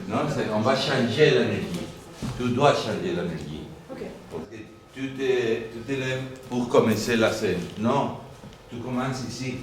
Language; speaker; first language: French; non-native, fluent; Spanish